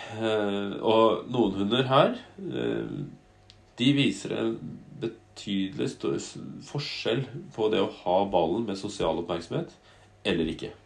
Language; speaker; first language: Norwegian; native; Norwegian